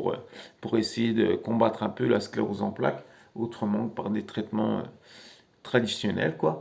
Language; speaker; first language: French; native; French